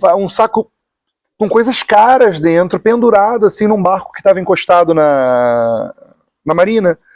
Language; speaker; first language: Portuguese; native; Portuguese